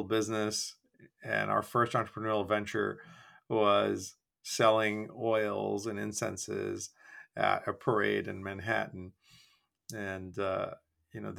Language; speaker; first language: English; non-native, local second language; Bangla